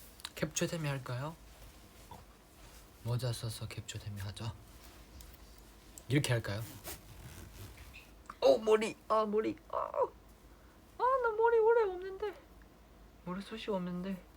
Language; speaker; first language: Korean; non-native, fluent; Chinese